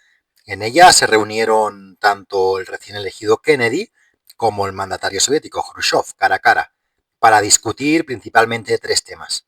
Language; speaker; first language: Spanish; native; Spanish